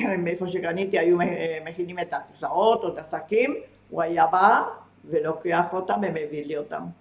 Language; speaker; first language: Hebrew; non-native, fluent; Spanish